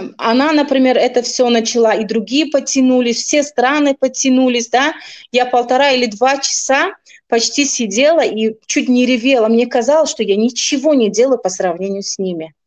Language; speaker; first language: Russian; non-native, local second language; Tajik